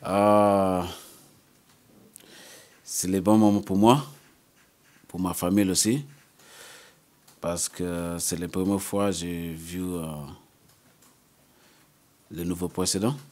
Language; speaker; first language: French; non-native, learner; English